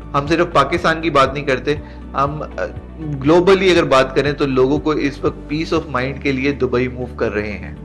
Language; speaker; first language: Urdu; native; Urdu